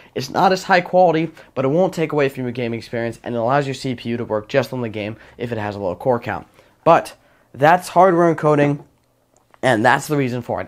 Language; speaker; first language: English; native; English